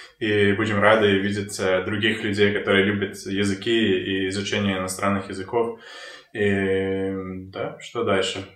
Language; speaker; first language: Russian; non-native, fluent; English